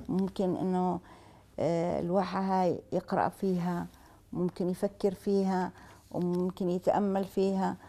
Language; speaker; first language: Arabic; native; Arabic